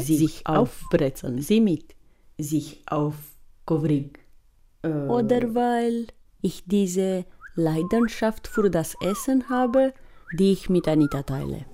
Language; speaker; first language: German; non-native, fluent; Romanian